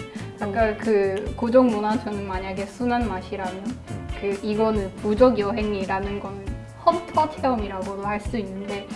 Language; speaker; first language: Korean; non-native, fluent; Chinese